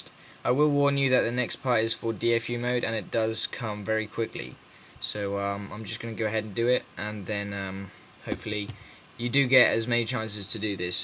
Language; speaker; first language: English; native; English